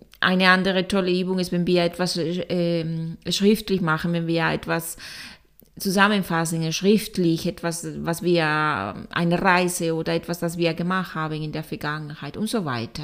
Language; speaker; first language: German; non-native, fluent; Spanish